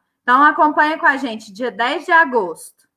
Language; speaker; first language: Portuguese; native; Portuguese